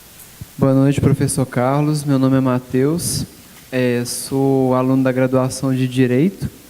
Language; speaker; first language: Portuguese; native; Portuguese